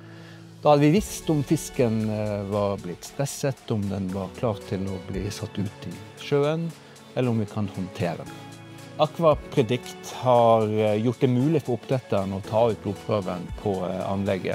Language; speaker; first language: Norwegian; native; Norwegian